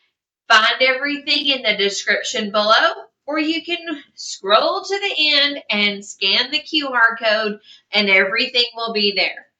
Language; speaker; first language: English; native; English